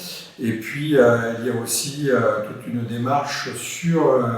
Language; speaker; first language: French; native; French